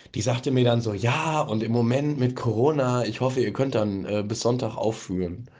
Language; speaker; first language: German; native; German